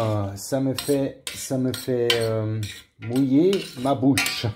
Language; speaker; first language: French; non-native, learner; German